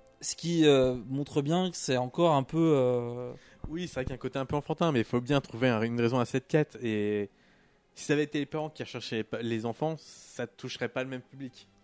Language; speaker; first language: French; native; French